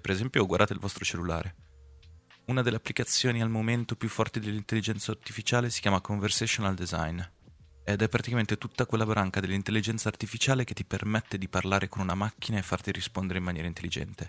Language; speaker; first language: Italian; native; Italian